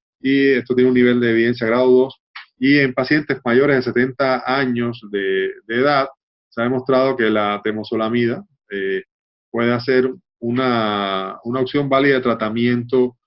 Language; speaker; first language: Spanish; native; Spanish